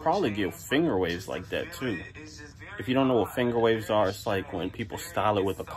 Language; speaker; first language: English; native; English